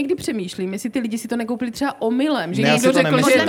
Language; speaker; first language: Czech; native; Czech